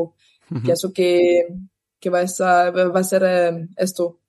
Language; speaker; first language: Spanish; non-native, learner; French